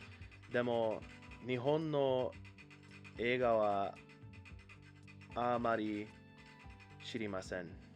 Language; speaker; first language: Japanese; non-native, learner; English